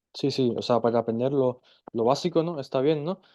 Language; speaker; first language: Spanish; non-native, fluent; German